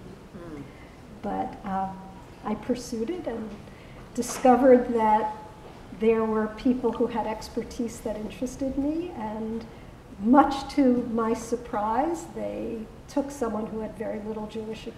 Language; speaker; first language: English; native; English